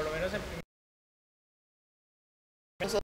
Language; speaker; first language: Spanish; native; Spanish